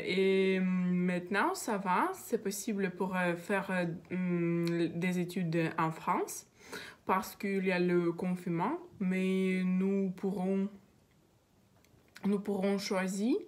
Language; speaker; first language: French; non-native, learner; Russian